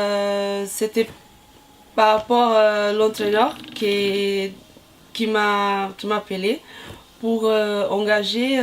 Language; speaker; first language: French; non-native, fluent; Portuguese